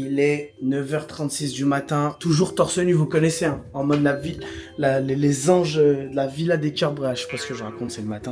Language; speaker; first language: French; native; French